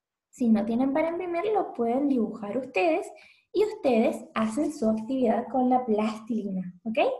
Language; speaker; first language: Spanish; native; Spanish